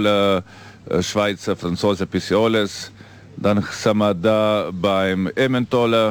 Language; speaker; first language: German; non-native, fluent; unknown